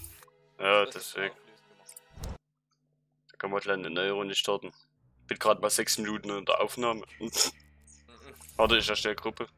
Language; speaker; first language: German; native; German